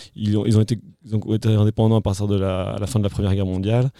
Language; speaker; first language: French; native; French